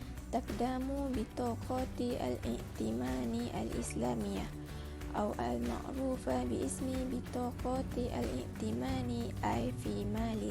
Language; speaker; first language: Arabic; non-native, learner; Malay